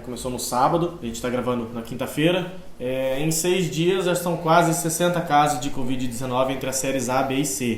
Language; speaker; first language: Portuguese; native; Portuguese